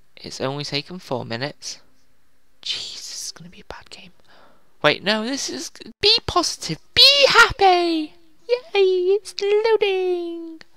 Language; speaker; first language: English; native; English